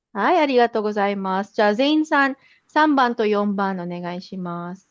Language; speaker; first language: Japanese; non-native, fluent; Filipino